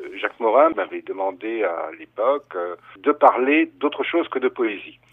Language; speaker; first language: French; non-native, local second language; German